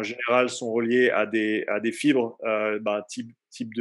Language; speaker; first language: French; native; French